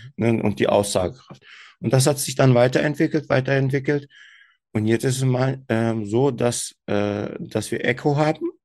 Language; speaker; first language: German; early bilingual, other home language; Turkish